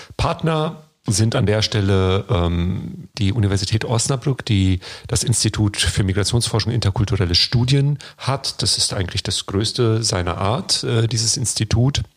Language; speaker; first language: German; native; German